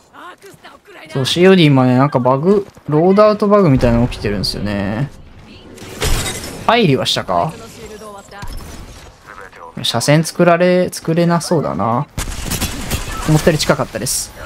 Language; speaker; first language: Japanese; native; Japanese